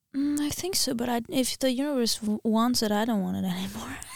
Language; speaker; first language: English; non-native, fluent; Armenian